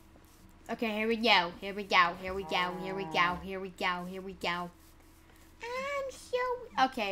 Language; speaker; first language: English; native; English